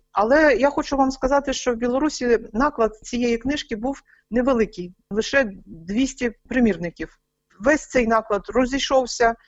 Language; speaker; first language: Ukrainian; native; Ukrainian